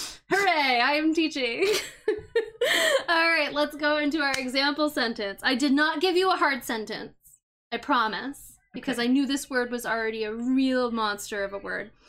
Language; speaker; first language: English; native; English